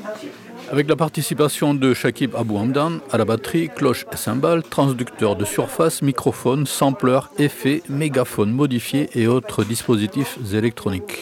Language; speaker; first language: French; native; French